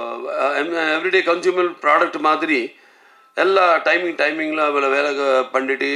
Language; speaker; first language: Tamil; non-native, local second language; Telugu